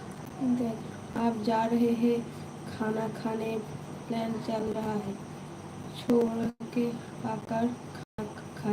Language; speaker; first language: Hindi; non-native, local second language; Bangla